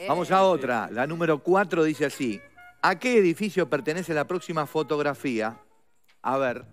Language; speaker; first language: Spanish; native; Spanish